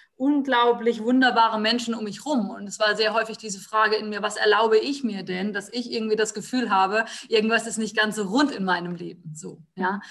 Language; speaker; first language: German; native; German